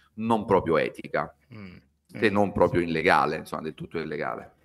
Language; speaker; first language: Italian; native; Italian